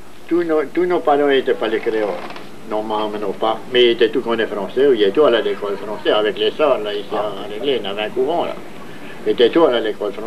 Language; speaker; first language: French; native; French